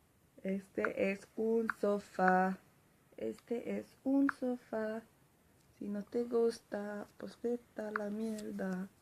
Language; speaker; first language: Spanish; non-native, learner; Swedish